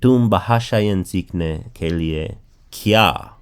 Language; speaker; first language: Hindi; non-native, learner; English